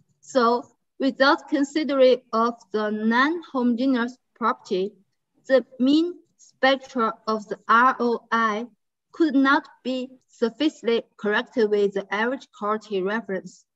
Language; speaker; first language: English; non-native, fluent; Chinese